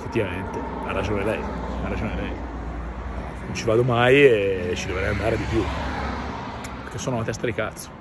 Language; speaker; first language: Italian; native; Italian